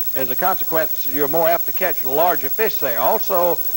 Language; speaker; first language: English; native; English